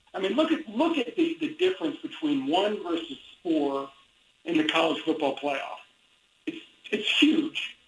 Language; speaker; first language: English; native; English